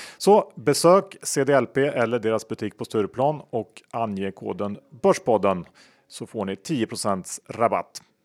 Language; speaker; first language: Swedish; native; Swedish